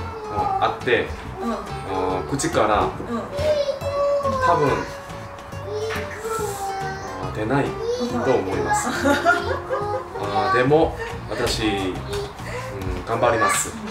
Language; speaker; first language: Japanese; non-native, learner; Korean